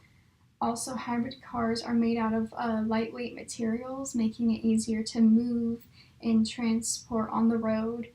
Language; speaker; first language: English; native; English